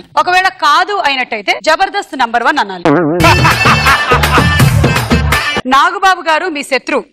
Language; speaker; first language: Telugu; native; Telugu